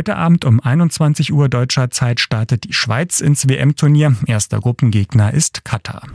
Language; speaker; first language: German; native; German